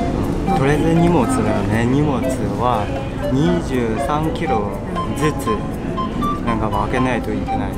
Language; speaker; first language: Japanese; non-native, fluent; Chinese